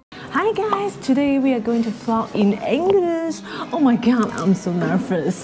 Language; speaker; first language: English; non-native, local second language; Cantonese